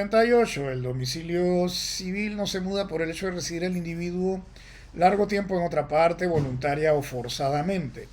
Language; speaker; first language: Spanish; native; Spanish